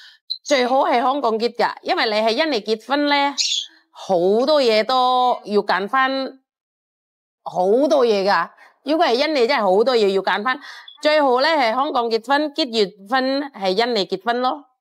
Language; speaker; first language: Cantonese; non-native, fluent; Indonesian